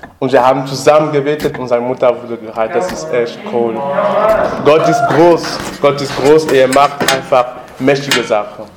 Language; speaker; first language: German; non-native, learner; French